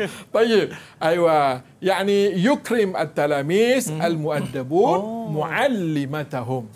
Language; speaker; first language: Arabic; non-native, fluent; Malay